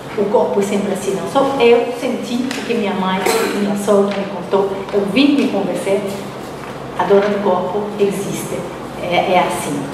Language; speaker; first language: Portuguese; non-native, fluent; Spanish